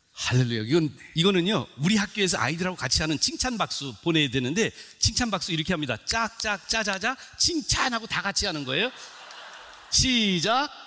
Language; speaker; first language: Korean; native; Korean